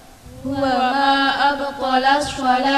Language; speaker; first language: Arabic; non-native, learner; Indonesian